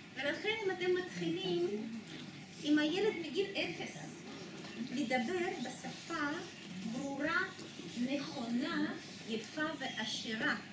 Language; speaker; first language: Hebrew; non-native, fluent; Russian